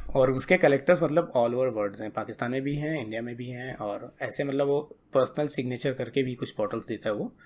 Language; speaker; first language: Hindi; native; Hindi